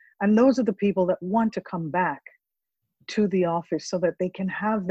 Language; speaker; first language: English; non-native, local second language; Ganda